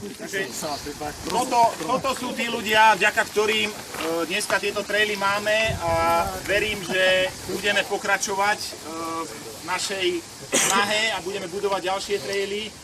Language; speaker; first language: Slovak; native; Slovak